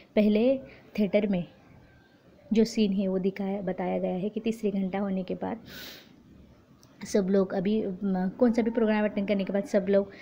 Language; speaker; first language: Hindi; non-native, local second language; Marathi